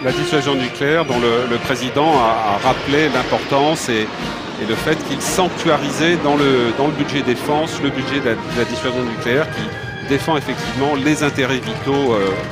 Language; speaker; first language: French; native; French